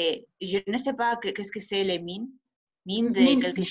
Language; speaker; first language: French; non-native, learner; Spanish